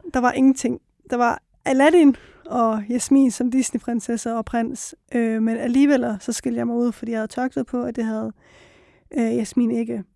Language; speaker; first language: Danish; early bilingual, other home language; Persian